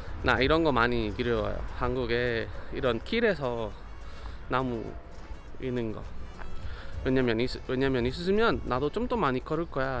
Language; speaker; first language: Korean; non-native, learner; Spanish